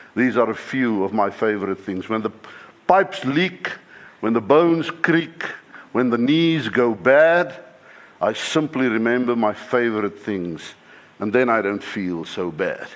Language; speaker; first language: English; non-native, local second language; Afrikaans